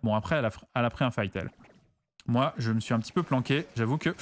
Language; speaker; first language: French; native; French